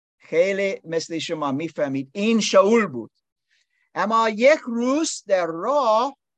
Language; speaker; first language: Persian; non-native, learner; English